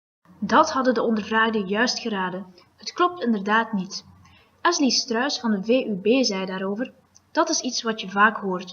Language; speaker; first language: Dutch; native; Dutch